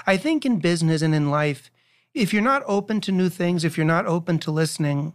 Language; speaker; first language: English; native; English